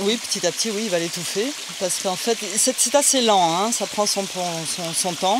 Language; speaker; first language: French; native; French